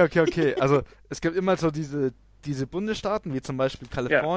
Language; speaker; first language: German; native; German